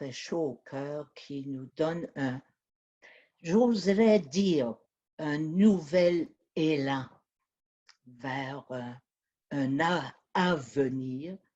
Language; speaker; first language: French; native; French